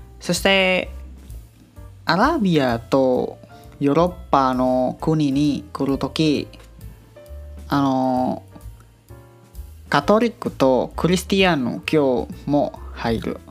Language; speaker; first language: Japanese; non-native, learner; Indonesian